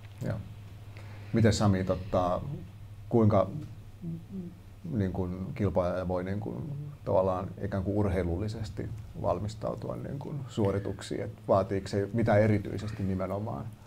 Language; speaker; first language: Finnish; native; Finnish